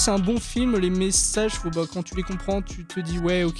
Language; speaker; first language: French; native; French